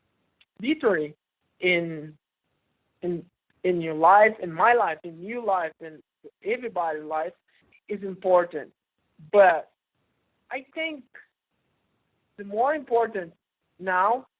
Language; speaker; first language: English; non-native, learner; Portuguese